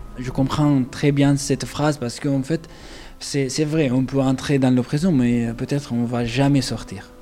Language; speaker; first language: French; non-native, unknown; Arabic